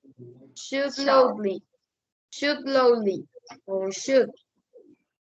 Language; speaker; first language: English; non-native, learner; Spanish